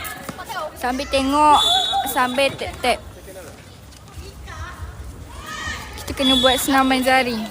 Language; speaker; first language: Malay; native; Malay